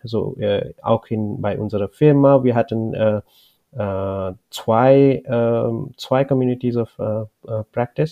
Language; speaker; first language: German; non-native, learner; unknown